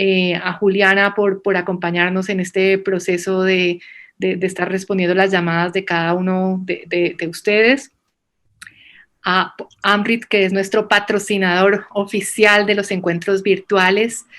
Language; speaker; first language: Spanish; native; Spanish